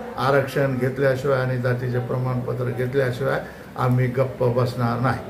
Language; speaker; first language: Marathi; non-native, local second language; Lambadi